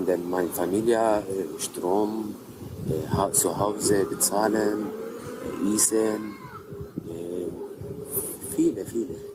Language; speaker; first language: German; non-native, learner; Arabic